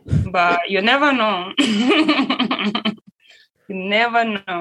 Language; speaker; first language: English; non-native, local second language; Kinyarwanda